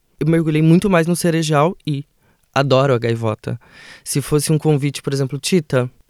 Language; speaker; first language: Portuguese; native; Portuguese